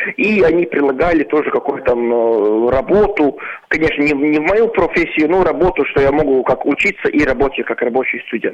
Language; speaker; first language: Russian; non-native, local second language; Latvian